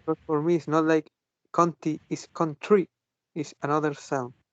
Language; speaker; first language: English; non-native, fluent; Spanish